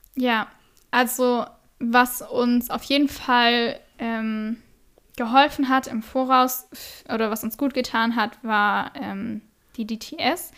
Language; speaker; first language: German; native; German